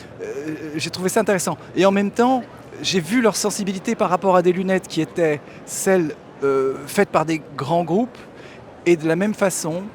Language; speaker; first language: French; native; French